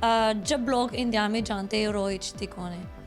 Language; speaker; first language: Hindi; non-native, learner; Arabic